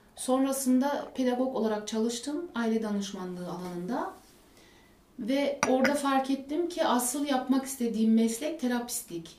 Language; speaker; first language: Turkish; early bilingual, heritage; Turkish